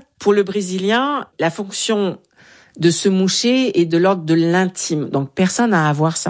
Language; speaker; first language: French; native; French